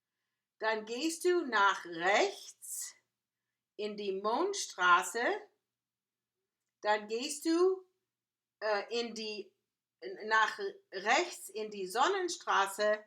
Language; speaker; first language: German; non-native, fluent; English